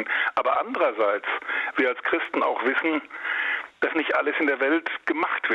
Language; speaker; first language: German; native; German